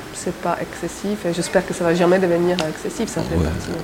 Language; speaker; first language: French; non-native, fluent; Czech